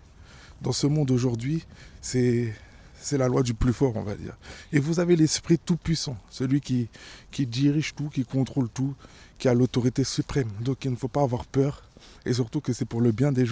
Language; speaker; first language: French; native; French